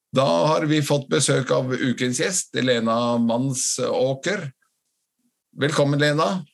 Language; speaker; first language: Norwegian; non-native, fluent; Latvian